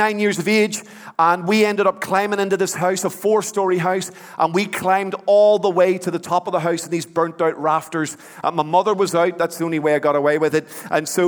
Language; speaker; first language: English; native; English